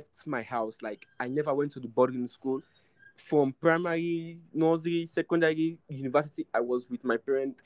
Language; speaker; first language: English; non-native, local second language; Krio